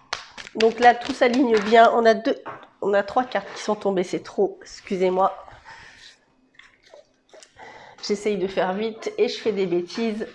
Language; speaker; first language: French; native; French